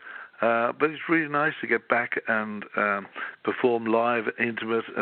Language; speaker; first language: English; native; English